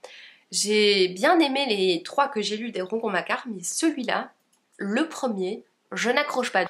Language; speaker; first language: French; native; French